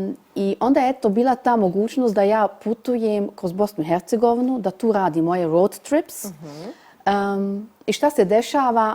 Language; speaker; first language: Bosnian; early bilingual, heritage; Bosnian